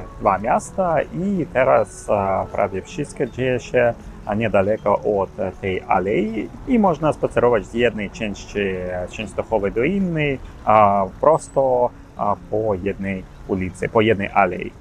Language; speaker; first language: Polish; non-native, learner; Ukrainian